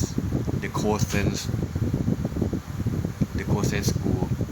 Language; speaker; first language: English; non-native, learner; Thai